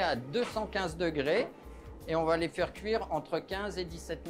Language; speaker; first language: French; native; French